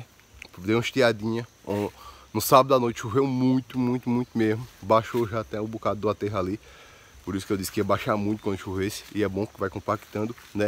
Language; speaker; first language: Portuguese; native; Portuguese